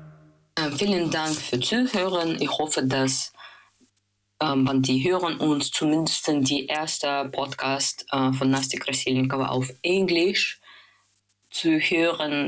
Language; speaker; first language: German; non-native, learner; Russian